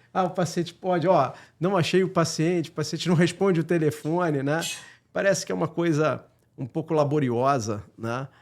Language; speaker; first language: Portuguese; native; Portuguese